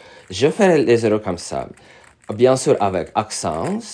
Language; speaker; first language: French; non-native, learner; Russian